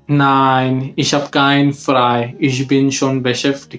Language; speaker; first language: German; non-native, learner; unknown